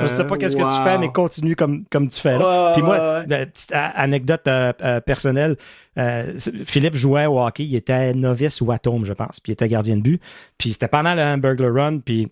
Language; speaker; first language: French; native; French